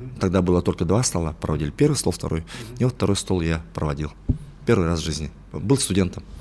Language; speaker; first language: Russian; non-native, local second language; Yakut